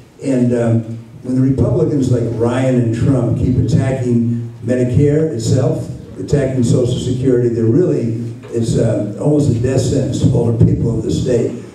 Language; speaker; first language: English; early bilingual, other home language; Spanish